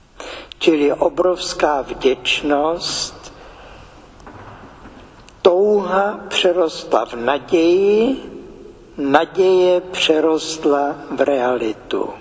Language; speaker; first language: Czech; native; Czech